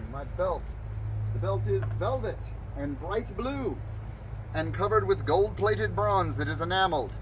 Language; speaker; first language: English; native; English